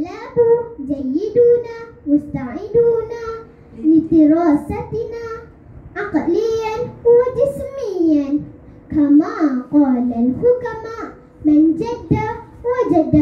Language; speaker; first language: Arabic; non-native, learner; Malay